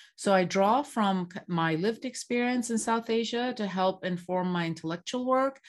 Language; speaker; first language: English; non-native, local second language; Bangla